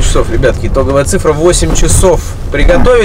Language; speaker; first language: Russian; native; Russian